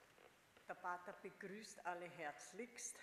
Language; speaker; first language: German; non-native, fluent; Hungarian